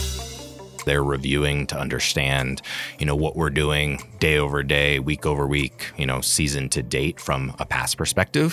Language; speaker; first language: English; native; English